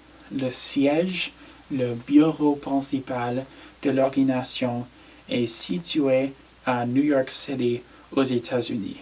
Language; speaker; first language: French; non-native, learner; English